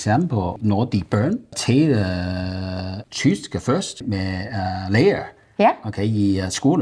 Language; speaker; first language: Danish; non-native, learner; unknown